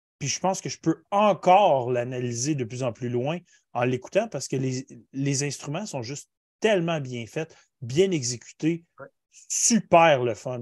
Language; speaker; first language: French; native; French